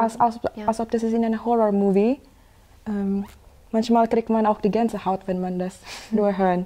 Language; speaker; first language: German; non-native, fluent; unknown